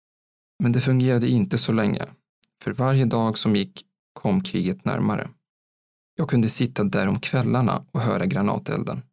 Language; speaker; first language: Swedish; non-native, fluent; Arabic